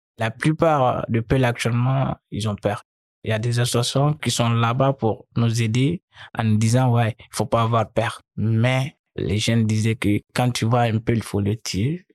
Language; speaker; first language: French; non-native, local second language; Fula